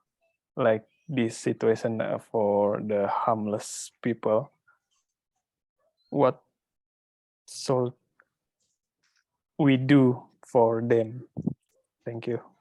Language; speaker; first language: English; non-native, learner; Indonesian